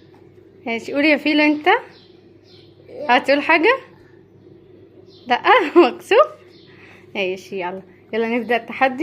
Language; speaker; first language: Arabic; native; Arabic